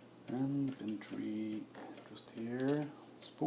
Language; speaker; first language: English; non-native, learner; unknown